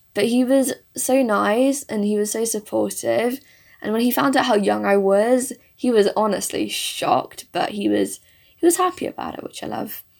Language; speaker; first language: English; early bilingual, other home language; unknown